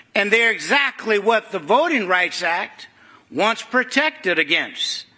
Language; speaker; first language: English; native; English